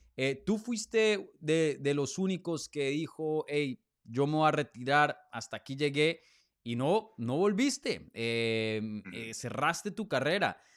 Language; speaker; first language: Spanish; native; Spanish